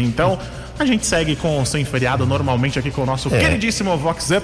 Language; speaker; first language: Portuguese; native; Portuguese